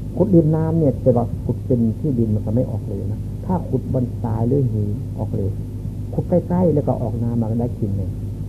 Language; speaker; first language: Thai; non-native, local second language; Lao